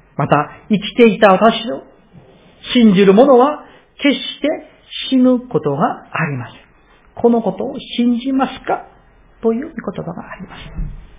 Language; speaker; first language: Japanese; non-native, fluent; Korean